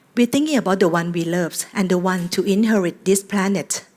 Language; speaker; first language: English; non-native, fluent; Thai